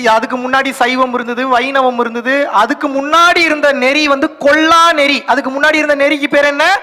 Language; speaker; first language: Tamil; non-native, local second language; Telugu